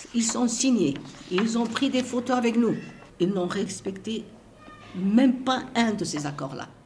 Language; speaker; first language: French; non-native, fluent; Somali